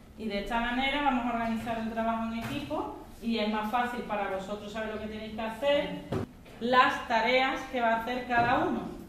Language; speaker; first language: Spanish; native; Spanish